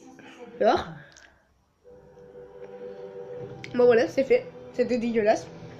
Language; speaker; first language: French; native; French